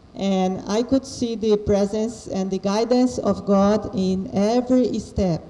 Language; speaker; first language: English; non-native, fluent; Portuguese